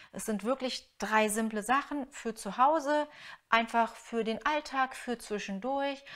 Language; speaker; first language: German; native; German